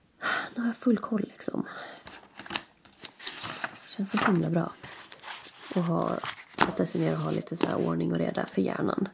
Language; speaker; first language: Swedish; native; Swedish